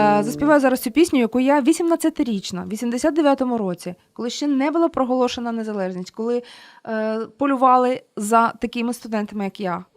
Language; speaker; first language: Ukrainian; native; Ukrainian